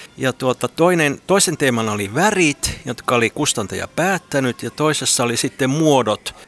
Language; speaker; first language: Finnish; native; Finnish